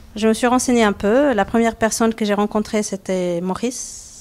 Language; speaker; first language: French; non-native, local second language; Arabic